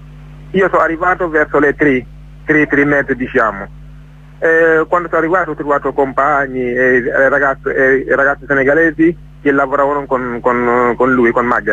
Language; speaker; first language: Italian; non-native, fluent; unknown